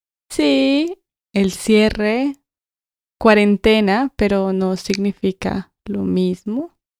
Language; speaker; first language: Spanish; native; Spanish